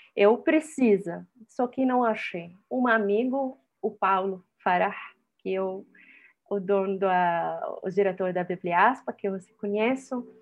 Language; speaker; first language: Portuguese; non-native, fluent; Arabic